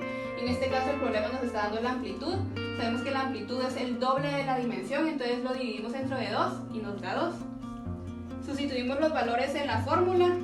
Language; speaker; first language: Spanish; native; Spanish